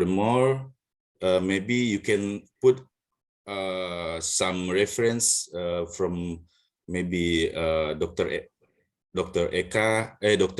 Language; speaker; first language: English; non-native, learner; Indonesian